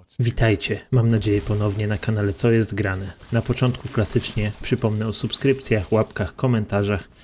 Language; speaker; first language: Polish; native; Polish